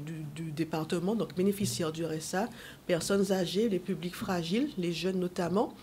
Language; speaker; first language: French; native; French